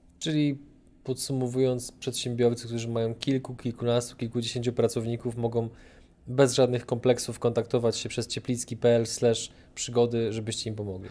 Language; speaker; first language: Polish; native; Polish